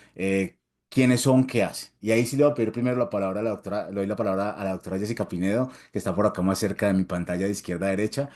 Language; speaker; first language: Spanish; native; Spanish